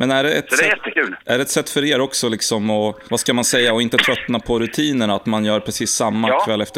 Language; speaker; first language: Swedish; native; Swedish